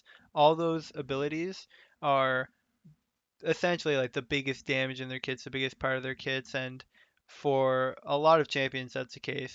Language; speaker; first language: English; native; English